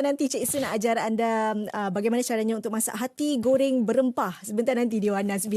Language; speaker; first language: Malay; native; Malay